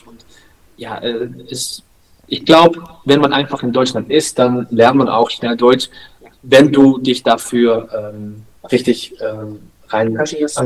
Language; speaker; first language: German; non-native, learner; Dutch